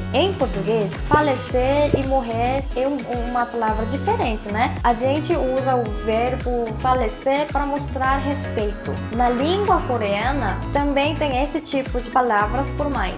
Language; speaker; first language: Portuguese; non-native, fluent; Korean